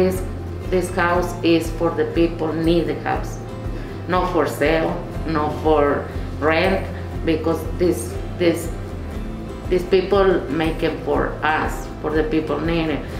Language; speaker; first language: English; non-native, learner; Spanish